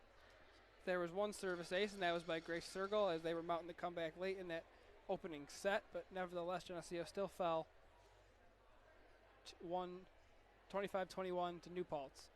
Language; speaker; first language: English; native; English